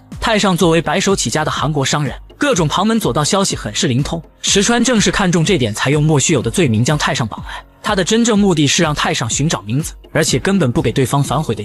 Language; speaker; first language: Chinese; native; Chinese